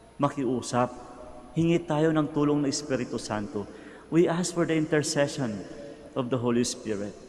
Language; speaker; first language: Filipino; non-native, local second language; Cebuano